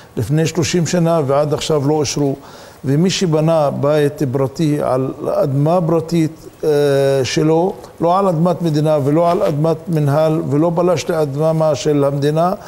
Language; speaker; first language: Hebrew; non-native, local second language; Arabic